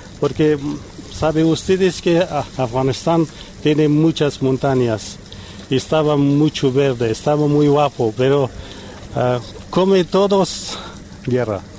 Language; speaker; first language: Spanish; non-native, learner; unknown